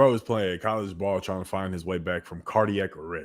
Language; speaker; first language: English; native; English